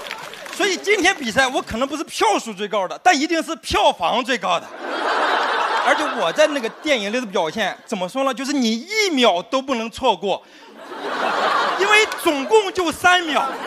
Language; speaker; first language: Chinese; native; Chinese